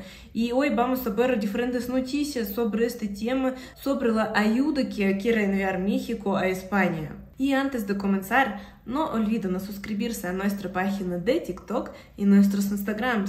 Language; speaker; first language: Spanish; non-native, fluent; Russian